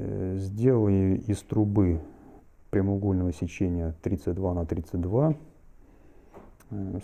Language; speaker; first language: Russian; native; Russian